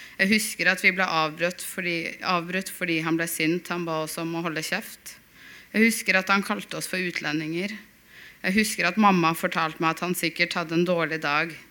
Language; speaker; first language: Norwegian; early bilingual, other home language; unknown